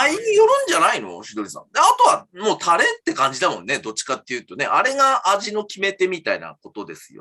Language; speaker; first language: Japanese; native; Japanese